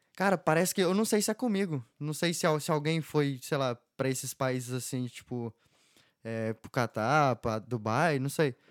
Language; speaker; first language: Portuguese; native; Portuguese